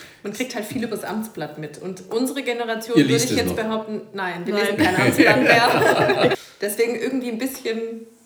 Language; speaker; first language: German; native; German